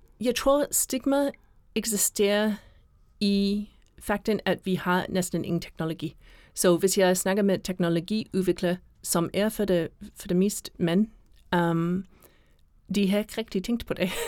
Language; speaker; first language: Danish; non-native, fluent; English